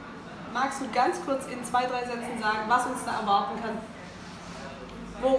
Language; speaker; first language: German; native; German